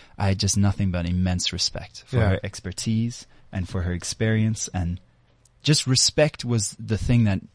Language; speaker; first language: English; native; English